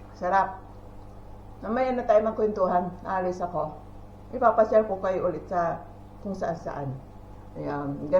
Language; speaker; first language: Filipino; non-native, local second language; Pangasinan